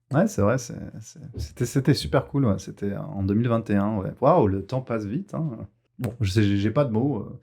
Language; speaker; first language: French; native; French